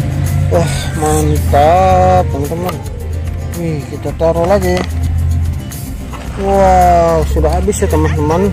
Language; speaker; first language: Indonesian; native; Indonesian